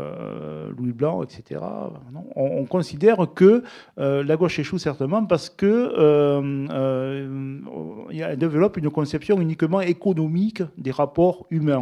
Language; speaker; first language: French; native; French